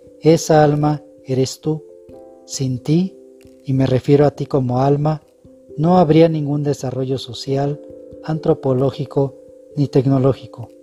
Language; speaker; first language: Spanish; native; Spanish